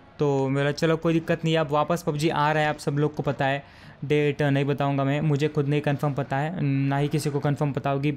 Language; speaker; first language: Hindi; native; Hindi